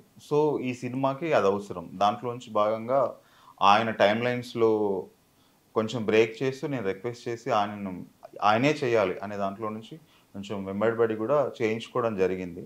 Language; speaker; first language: Telugu; native; Telugu